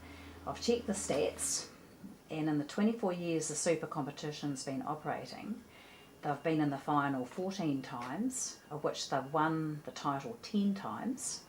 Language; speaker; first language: English; native; English